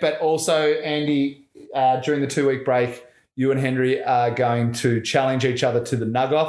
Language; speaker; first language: English; native; English